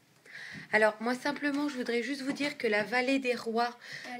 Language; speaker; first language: French; native; French